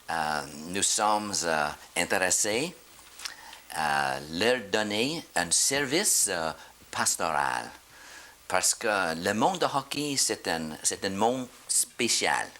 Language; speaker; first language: French; non-native, fluent; English